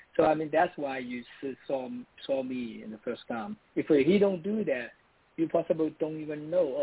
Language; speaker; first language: English; non-native, local second language; Cantonese